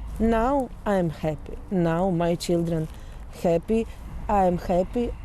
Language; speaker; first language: English; non-native, learner; Ukrainian